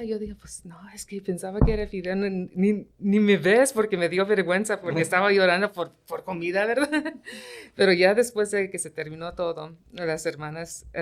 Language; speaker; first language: Spanish; early bilingual, heritage; Spanish